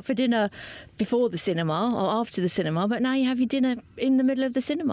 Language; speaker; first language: English; native; English